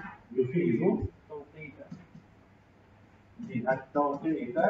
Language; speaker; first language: Arabic; non-native, fluent; Urdu